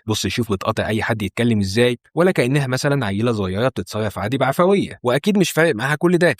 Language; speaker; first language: Arabic; native; Arabic